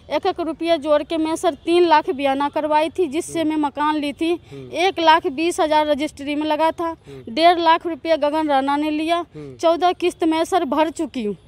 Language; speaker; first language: Hindi; native; Hindi